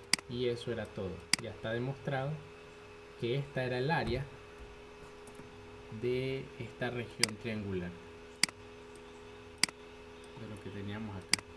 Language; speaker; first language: Spanish; native; Spanish